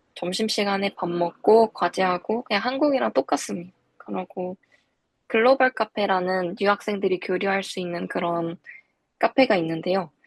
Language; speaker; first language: Korean; native; Korean